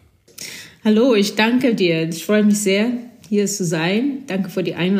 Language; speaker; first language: German; non-native, fluent; Portuguese